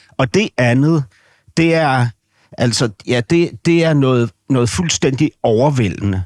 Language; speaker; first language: Danish; native; Danish